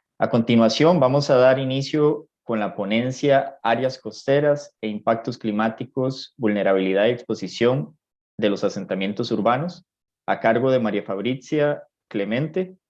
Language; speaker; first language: Spanish; native; Spanish